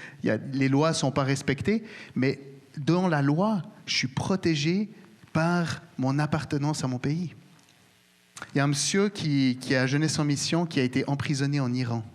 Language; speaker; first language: French; native; French